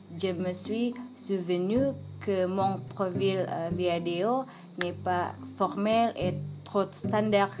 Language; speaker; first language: French; non-native, learner; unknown